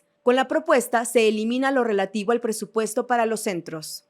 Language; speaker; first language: Spanish; native; Spanish